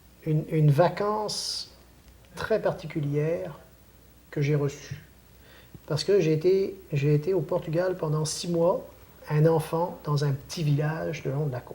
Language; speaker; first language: French; native; French